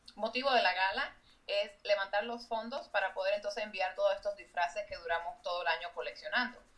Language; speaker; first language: Spanish; native; Spanish